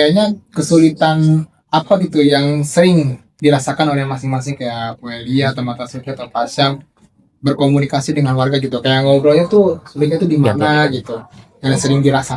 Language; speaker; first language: Indonesian; native; Indonesian